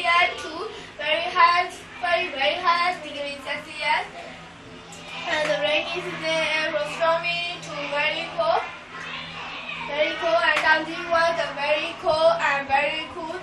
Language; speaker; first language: English; non-native, learner; Burmese